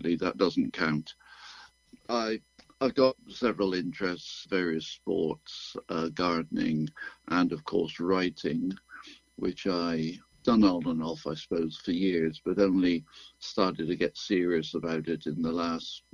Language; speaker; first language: English; native; English